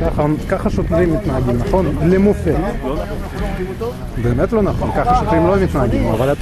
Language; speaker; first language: Hebrew; native; Hebrew